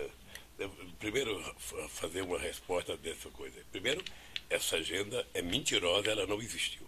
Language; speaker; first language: Portuguese; native; Portuguese